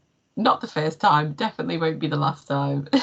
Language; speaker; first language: English; native; English